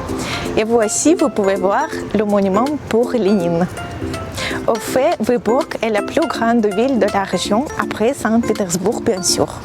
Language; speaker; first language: French; non-native, fluent; Russian